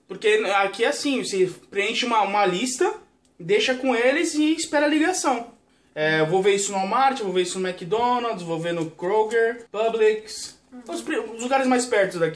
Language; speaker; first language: Portuguese; native; Portuguese